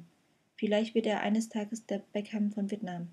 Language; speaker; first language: German; non-native, fluent; Vietnamese